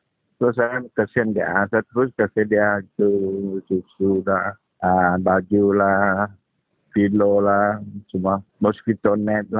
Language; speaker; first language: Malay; non-native, local second language; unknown